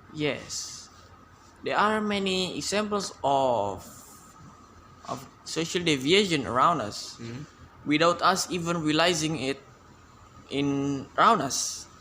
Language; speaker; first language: English; non-native, learner; Indonesian